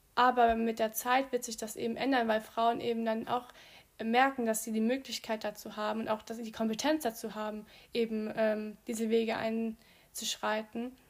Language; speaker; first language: German; early bilingual, other home language; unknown